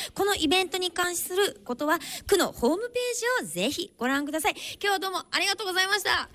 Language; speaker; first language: Japanese; native; Japanese